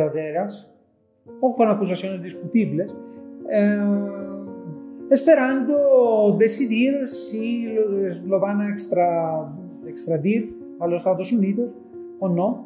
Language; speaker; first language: Spanish; non-native, fluent; Greek